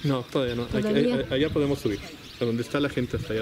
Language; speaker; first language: Spanish; native; Spanish